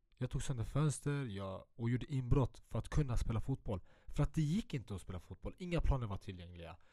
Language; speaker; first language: Swedish; early bilingual, other home language; Central Kurdish